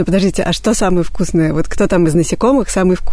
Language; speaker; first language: Russian; native; Russian